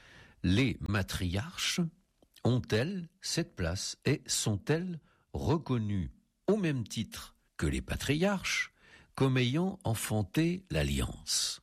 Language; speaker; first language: French; native; French